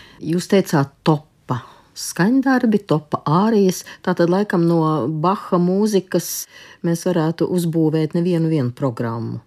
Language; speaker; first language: Latvian; native; Latvian